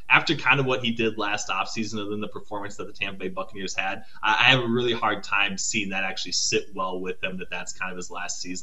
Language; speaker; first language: English; native; English